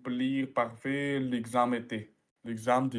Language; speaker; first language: French; non-native, learner; Russian